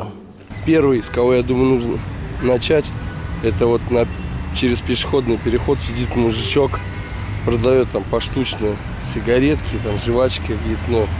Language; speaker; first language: Russian; native; Russian